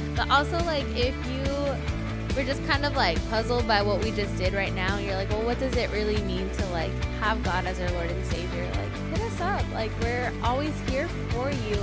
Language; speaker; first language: English; early bilingual, other home language; Spanish